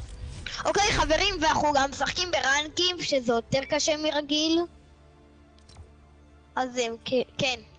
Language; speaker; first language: Hebrew; native; Hebrew